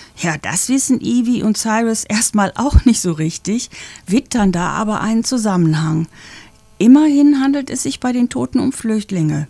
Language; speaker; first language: German; native; German